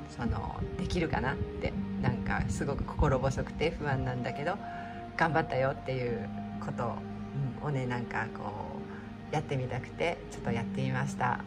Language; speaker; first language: Japanese; native; Japanese